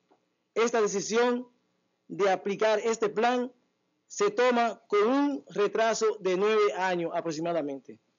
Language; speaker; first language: Spanish; native; Spanish